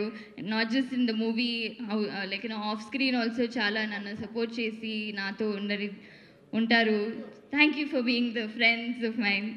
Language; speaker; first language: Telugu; non-native, learner; Tamil